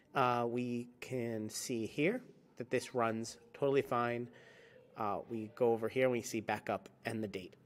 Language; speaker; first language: English; native; English